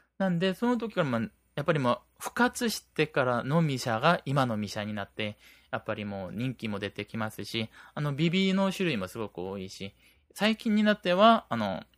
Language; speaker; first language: Japanese; non-native, fluent; Korean